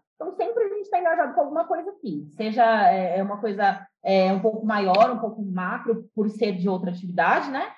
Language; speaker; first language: Portuguese; native; Portuguese